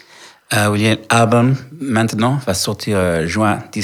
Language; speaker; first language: French; non-native, learner; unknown